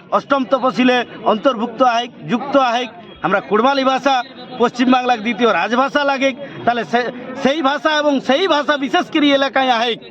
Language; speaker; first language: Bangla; non-native, local second language; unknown